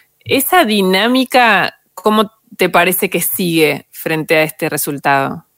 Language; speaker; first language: Spanish; native; Spanish